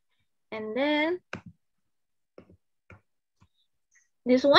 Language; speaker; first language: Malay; non-native, fluent; Indonesian